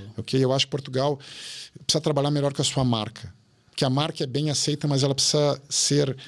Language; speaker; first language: Portuguese; native; Portuguese